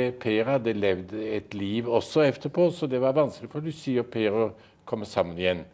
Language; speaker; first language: Norwegian; early bilingual, heritage; Norwegian